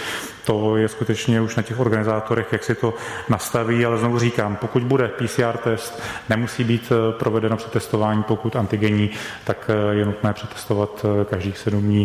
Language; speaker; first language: Czech; native; Czech